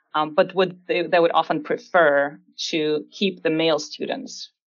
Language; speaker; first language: English; non-native, fluent; Russian